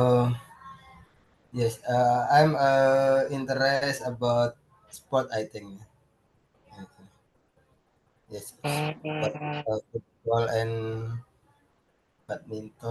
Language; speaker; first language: English; non-native, learner; Indonesian